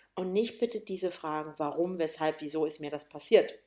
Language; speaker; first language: German; native; German